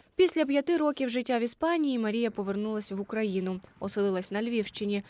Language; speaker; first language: Ukrainian; native; Ukrainian